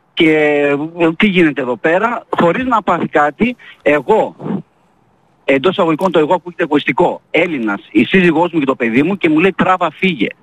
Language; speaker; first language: Greek; early bilingual, heritage; Greek